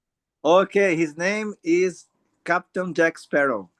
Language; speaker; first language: English; non-native, learner; Portuguese